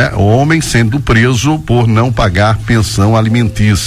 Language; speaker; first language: Portuguese; native; Portuguese